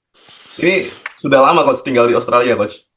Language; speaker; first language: Indonesian; native; Indonesian